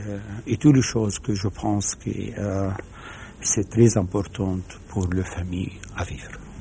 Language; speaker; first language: French; non-native, fluent; Arabic